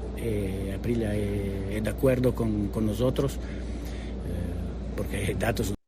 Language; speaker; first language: Spanish; non-native, learner; Italian